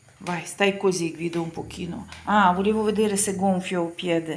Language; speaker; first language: Italian; non-native, learner; Ukrainian